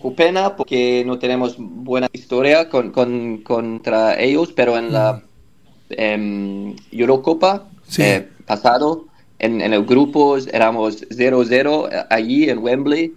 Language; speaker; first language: Spanish; non-native, learner; English